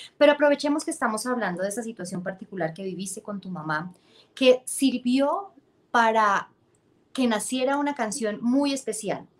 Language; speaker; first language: Spanish; native; Spanish